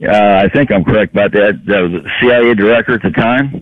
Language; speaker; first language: English; native; English